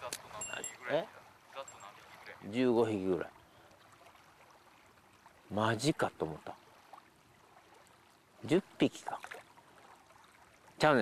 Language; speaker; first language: Japanese; native; Japanese